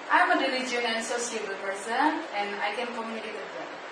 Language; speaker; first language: English; non-native, learner; Indonesian